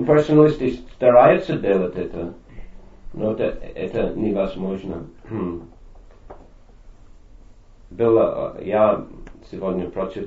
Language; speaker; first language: Russian; non-native, fluent; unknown